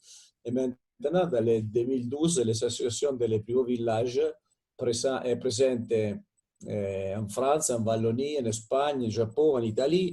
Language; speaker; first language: French; non-native, fluent; Italian